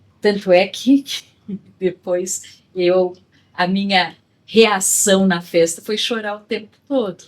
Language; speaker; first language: Portuguese; native; Portuguese